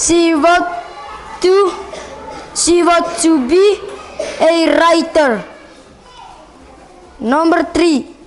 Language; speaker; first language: English; non-native, learner; Indonesian